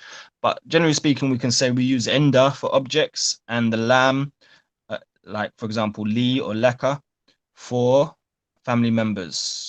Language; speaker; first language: English; non-native, fluent; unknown